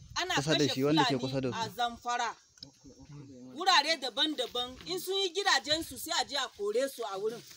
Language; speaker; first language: Hausa; non-native, local second language; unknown